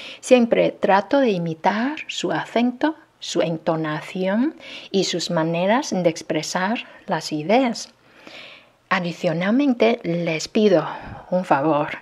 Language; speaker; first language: Spanish; non-native, fluent; Chinese